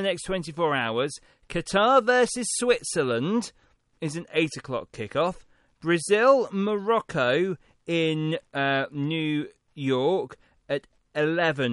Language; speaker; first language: English; native; English